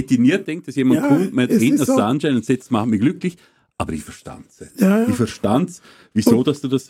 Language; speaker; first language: German; native; German